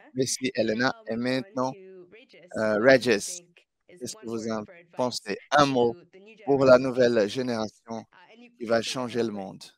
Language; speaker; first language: French; non-native, fluent; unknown